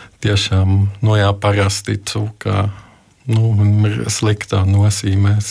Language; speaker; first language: Latvian; non-native, fluent; German